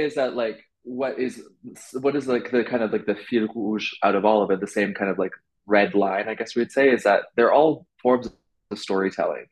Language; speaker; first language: English; native; English